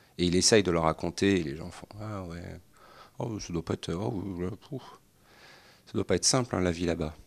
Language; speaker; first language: French; native; French